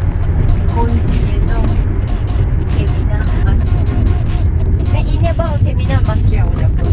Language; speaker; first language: French; non-native, learner; Japanese